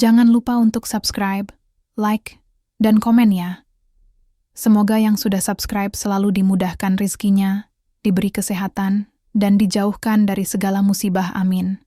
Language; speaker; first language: Indonesian; native; Indonesian